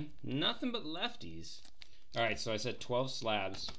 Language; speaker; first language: English; native; English